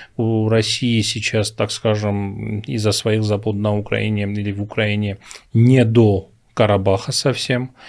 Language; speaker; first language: Russian; non-native, local second language; Armenian